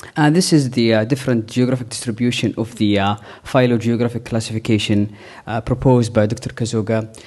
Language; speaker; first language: English; non-native, fluent; Arabic